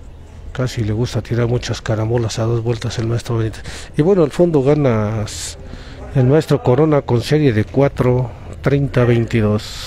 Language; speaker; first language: Spanish; native; Spanish